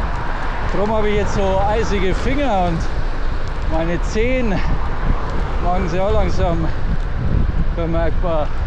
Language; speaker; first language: German; native; German